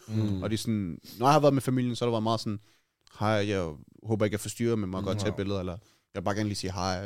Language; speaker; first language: Danish; early bilingual, other home language; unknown